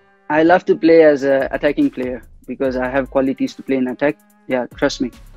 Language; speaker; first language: English; non-native, local second language; Tamil